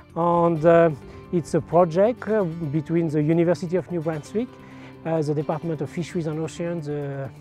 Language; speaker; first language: English; non-native, fluent; French